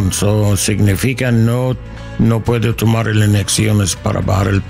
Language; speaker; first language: Spanish; non-native, learner; English